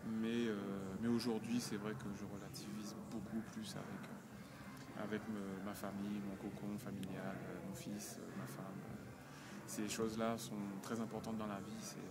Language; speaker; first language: French; native; French